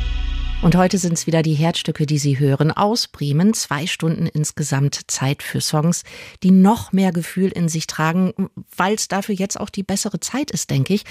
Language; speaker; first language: German; native; German